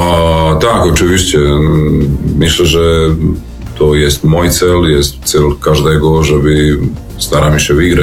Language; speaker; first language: Polish; non-native, learner; Serbian